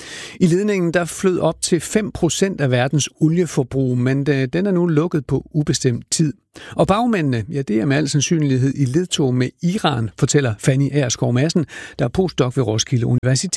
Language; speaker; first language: Danish; native; Danish